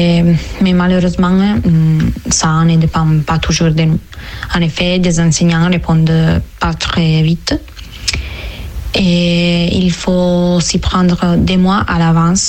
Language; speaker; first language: French; non-native, fluent; Italian